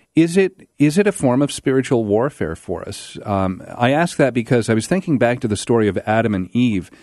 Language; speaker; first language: English; native; English